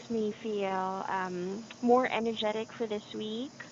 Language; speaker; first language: English; non-native, fluent; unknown